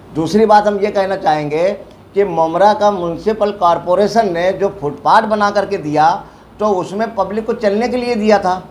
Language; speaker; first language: Hindi; non-native, local second language; Urdu